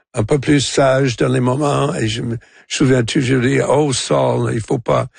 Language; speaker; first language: French; non-native, local second language; English